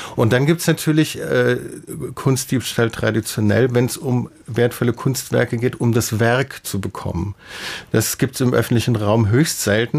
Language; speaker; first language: German; native; German